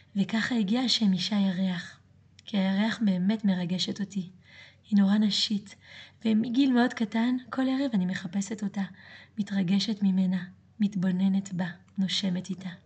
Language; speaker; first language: Hebrew; early bilingual, other home language; French